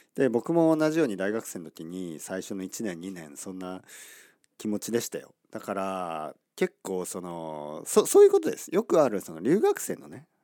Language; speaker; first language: Japanese; native; Japanese